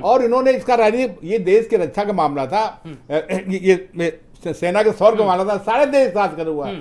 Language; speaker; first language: Hindi; native; Hindi